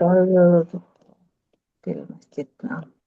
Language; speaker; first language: Arabic; non-native, learner; Indonesian